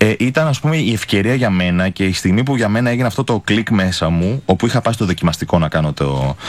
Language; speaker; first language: Greek; native; Greek